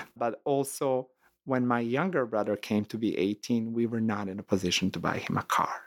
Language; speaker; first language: English; non-native, fluent; Serbian